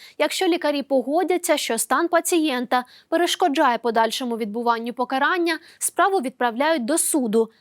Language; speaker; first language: Ukrainian; native; Ukrainian